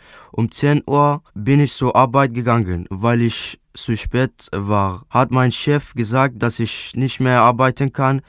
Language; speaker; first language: German; non-native, learner; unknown